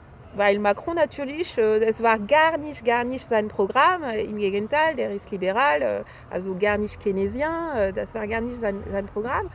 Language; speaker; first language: German; non-native, fluent; French